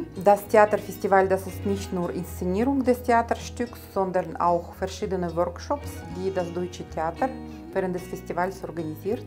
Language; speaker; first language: German; non-native, fluent; Russian